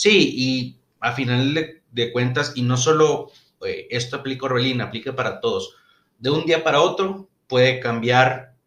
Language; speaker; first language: Spanish; native; Spanish